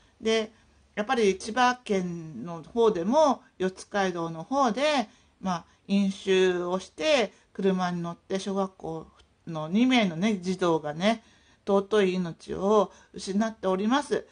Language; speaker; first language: Japanese; native; Japanese